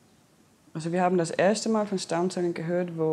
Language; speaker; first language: German; non-native, fluent; Danish